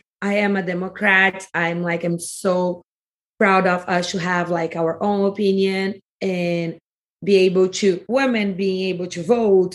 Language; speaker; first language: English; non-native, fluent; Portuguese